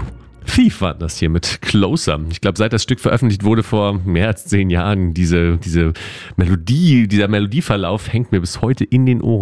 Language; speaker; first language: German; native; German